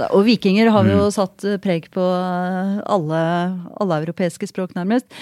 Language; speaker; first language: Norwegian; native; Norwegian